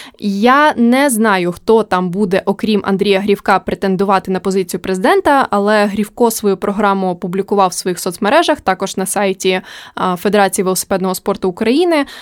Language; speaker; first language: Ukrainian; native; Ukrainian